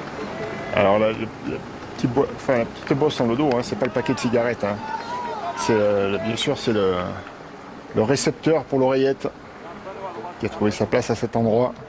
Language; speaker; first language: French; native; French